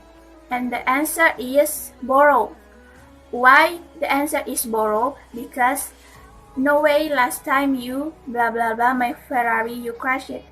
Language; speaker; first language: English; non-native, learner; Indonesian